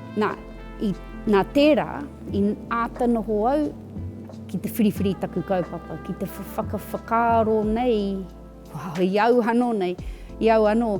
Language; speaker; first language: Māori; non-native, local second language; English